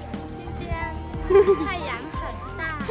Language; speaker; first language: Chinese; non-native, learner; Vietnamese